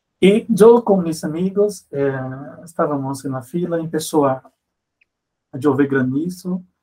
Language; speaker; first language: Spanish; non-native, fluent; Portuguese